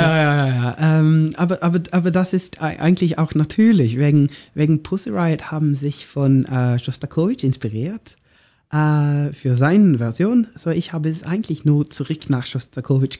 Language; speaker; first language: German; non-native, learner; Norwegian